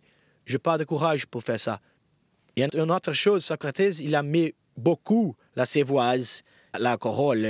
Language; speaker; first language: French; non-native, fluent; Portuguese